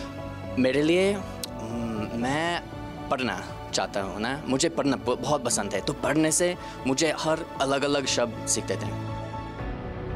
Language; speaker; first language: Hindi; non-native, fluent; English